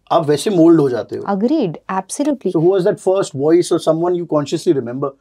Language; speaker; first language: Hindi; native; Hindi